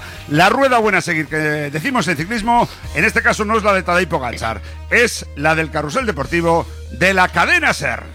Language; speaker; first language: Spanish; native; Spanish